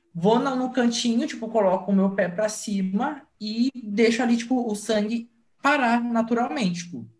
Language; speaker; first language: Portuguese; native; Portuguese